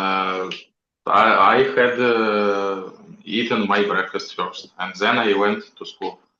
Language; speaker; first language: English; non-native, learner; Russian